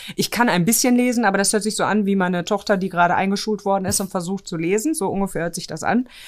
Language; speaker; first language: German; early bilingual, other home language; Polish